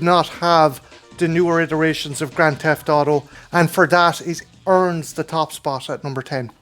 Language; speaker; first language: English; native; English